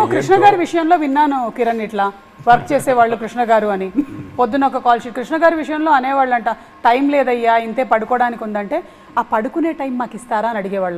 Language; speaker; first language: Telugu; native; Telugu